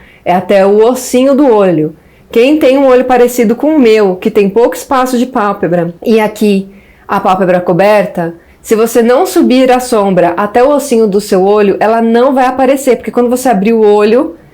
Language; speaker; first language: Portuguese; native; Portuguese